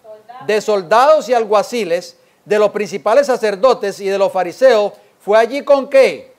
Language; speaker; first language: Spanish; native; Spanish